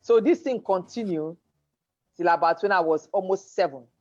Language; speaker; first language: English; non-native, local second language; Yoruba